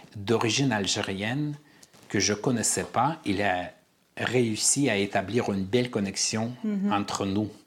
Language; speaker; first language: French; non-native, fluent; Armenian